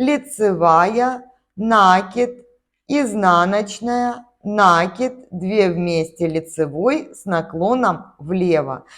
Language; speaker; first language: Russian; native; Russian